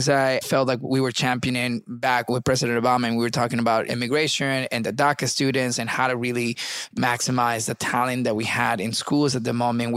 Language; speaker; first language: English; early bilingual, other home language; Spanish